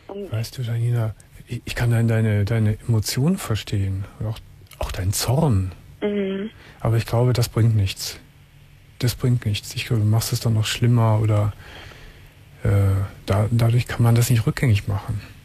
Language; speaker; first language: German; native; German